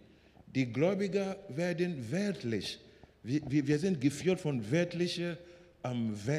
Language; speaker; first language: German; non-native, learner; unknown